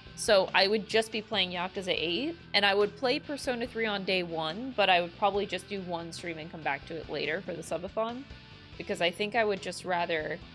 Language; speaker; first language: English; native; English